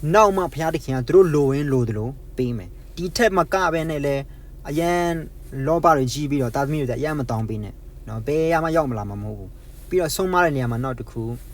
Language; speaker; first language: Burmese; non-native, local second language; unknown